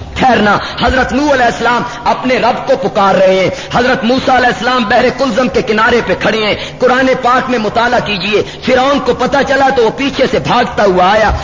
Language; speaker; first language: Urdu; non-native, local second language; Punjabi